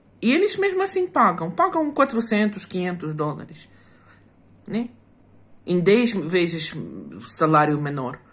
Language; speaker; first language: Portuguese; non-native, fluent; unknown